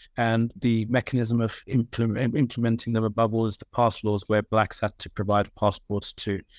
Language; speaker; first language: English; native; English